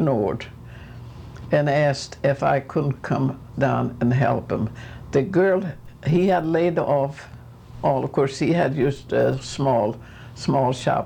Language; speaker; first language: English; non-native, fluent; Swedish